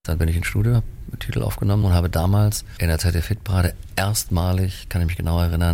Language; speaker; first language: German; native; German